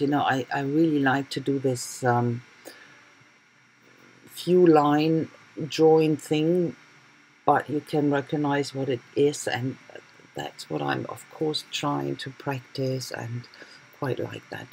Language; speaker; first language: English; non-native, fluent; German